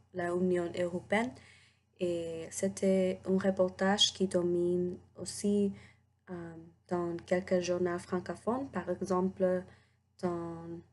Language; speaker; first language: French; non-native, learner; English